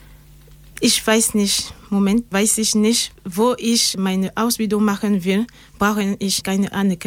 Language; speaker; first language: German; non-native, learner; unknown